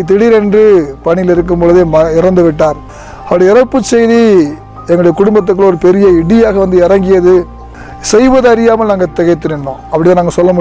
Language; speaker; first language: Tamil; native; Tamil